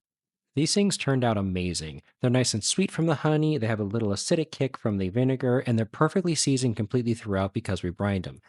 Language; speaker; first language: English; native; English